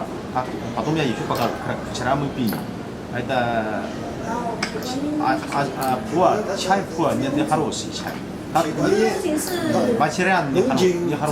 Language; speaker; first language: Russian; non-native, learner; Chinese